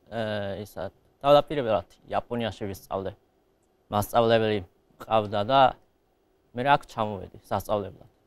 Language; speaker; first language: Georgian; non-native, fluent; Japanese